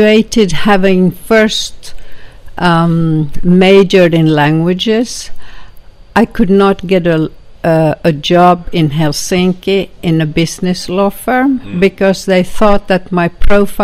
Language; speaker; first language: English; non-native, fluent; Swedish